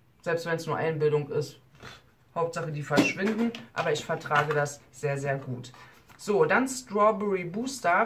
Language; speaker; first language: German; native; German